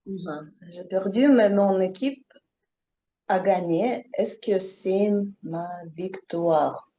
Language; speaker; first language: French; non-native, fluent; Russian